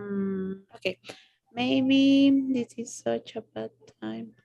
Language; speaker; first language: English; non-native, learner; Spanish